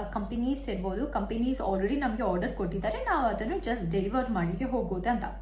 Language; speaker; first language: Kannada; non-native, local second language; Tulu